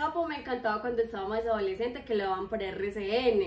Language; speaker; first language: Spanish; native; Spanish